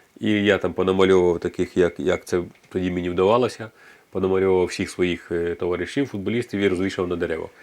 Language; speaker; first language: Ukrainian; native; Ukrainian